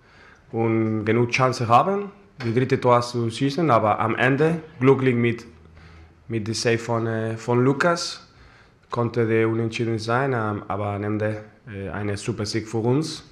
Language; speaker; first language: German; non-native, fluent; Spanish